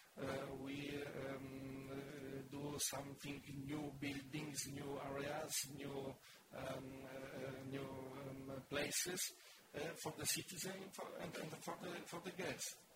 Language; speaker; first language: English; non-native, learner; Polish